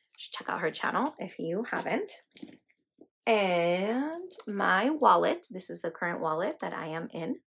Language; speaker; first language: English; native; English